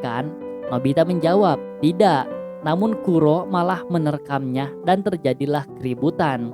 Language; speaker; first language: Indonesian; native; Indonesian